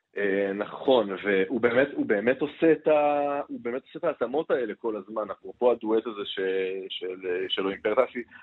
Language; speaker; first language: Hebrew; native; Hebrew